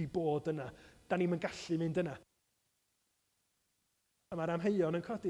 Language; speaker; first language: Welsh; native; Welsh